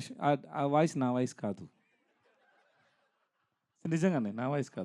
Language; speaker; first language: Telugu; non-native, learner; Tamil